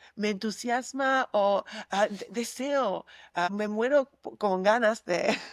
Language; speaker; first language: Spanish; early bilingual, heritage; English